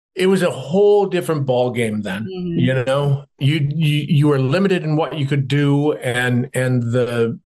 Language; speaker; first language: English; native; English